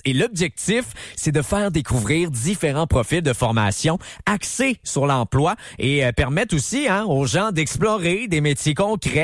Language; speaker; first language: French; native; French